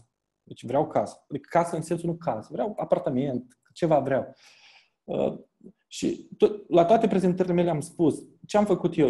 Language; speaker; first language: Romanian; native; Romanian